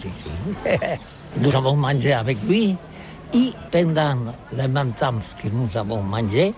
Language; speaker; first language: French; non-native, learner; Catalan